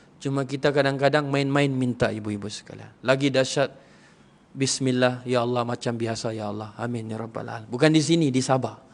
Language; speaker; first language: Malay; non-native, local second language; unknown